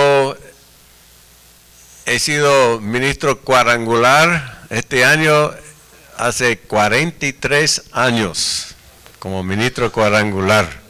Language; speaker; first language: Spanish; non-native, fluent; English